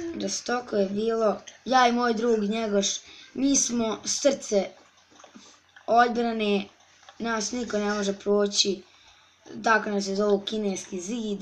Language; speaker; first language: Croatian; early bilingual, heritage; Serbian